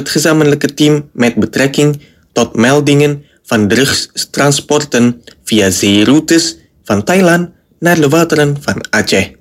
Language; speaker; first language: Dutch; non-native, fluent; Indonesian